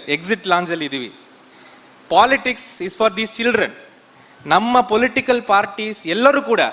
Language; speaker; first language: Kannada; non-native, local second language; Tamil